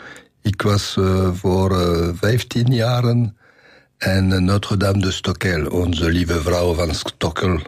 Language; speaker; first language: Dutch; non-native, learner; French